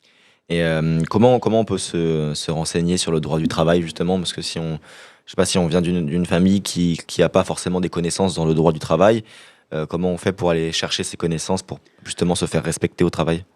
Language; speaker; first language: French; native; French